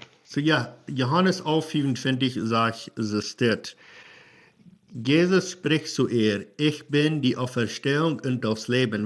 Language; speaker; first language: German; non-native, learner; Plautdietsch